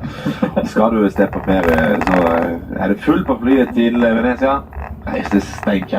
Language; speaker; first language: Norwegian; native; Norwegian